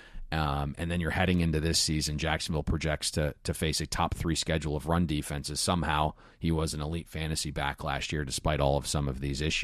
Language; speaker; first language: English; native; English